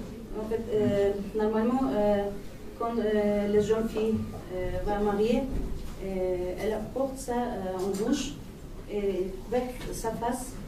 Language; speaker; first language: French; non-native, learner; Azerbaijani